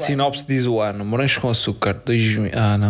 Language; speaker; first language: Portuguese; native; Portuguese